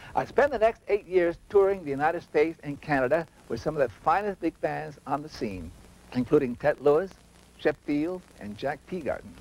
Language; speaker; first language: English; native; English